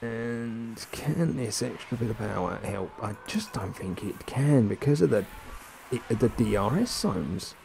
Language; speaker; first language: English; native; English